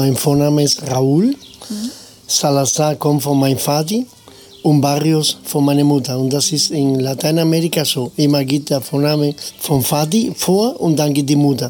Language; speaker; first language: German; non-native, fluent; Spanish